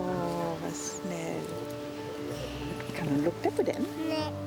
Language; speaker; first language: Swedish; non-native, fluent; German